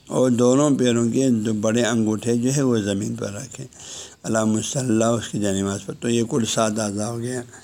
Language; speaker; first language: Urdu; non-native, local second language; Balti